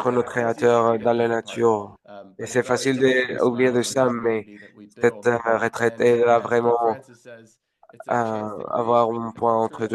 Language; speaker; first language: French; non-native, learner; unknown